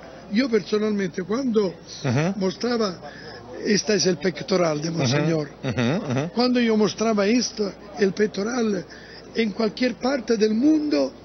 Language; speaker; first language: Spanish; non-native, fluent; Italian